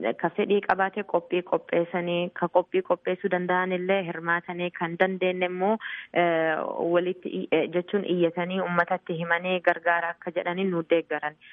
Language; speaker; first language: Oromo; early bilingual, heritage; Oromo